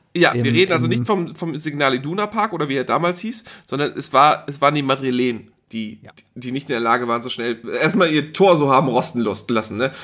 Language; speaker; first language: German; native; German